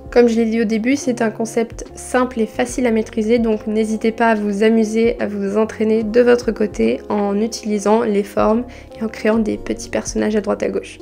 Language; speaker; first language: French; native; French